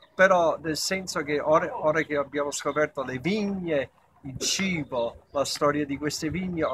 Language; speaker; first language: Italian; non-native, fluent; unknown